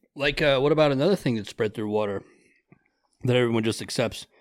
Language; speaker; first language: English; native; English